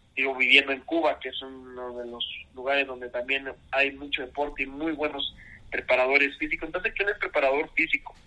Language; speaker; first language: Spanish; native; Spanish